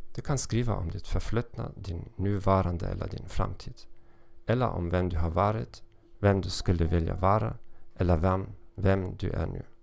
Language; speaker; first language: Swedish; non-native, learner; German